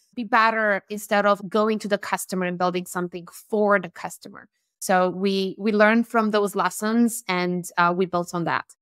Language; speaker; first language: English; non-native, fluent; Romanian